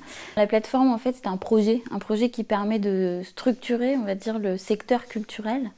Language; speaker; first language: French; native; French